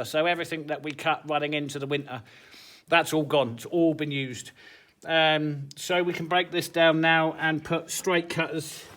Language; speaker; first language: English; native; English